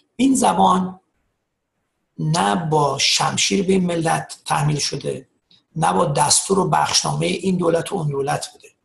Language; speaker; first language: Persian; native; Persian